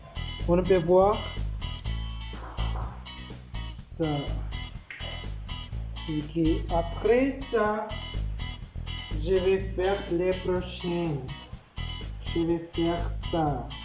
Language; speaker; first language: French; non-native, learner; Spanish